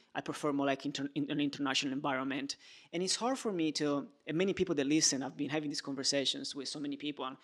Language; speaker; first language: English; non-native, fluent; Italian